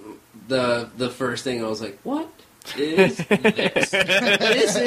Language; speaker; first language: English; early bilingual, other home language; Armenian